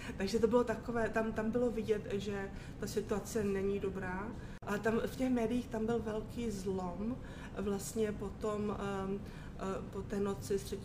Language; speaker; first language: Czech; native; Czech